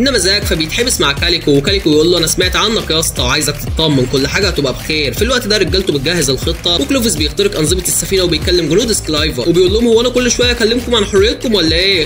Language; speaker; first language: Arabic; native; Arabic